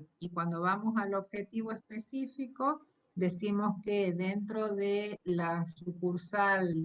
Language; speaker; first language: Spanish; native; Spanish